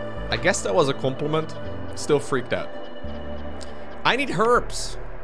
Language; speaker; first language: English; non-native, fluent; Dutch